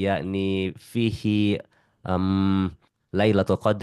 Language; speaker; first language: Arabic; non-native, learner; Indonesian